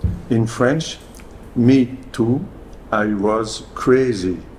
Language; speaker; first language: English; non-native, learner; French